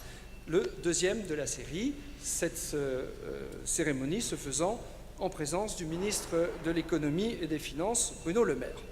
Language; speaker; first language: French; native; French